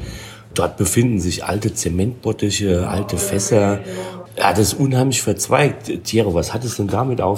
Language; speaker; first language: German; native; German